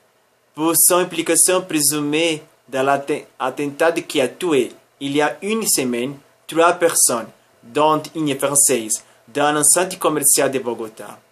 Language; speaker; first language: French; non-native, learner; Spanish